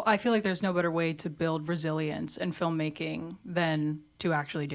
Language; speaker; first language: English; native; English